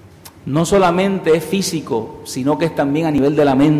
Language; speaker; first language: Spanish; native; Spanish